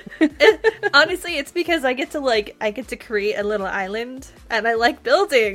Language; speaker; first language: English; native; English